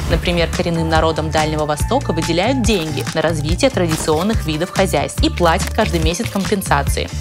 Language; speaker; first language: Russian; native; Russian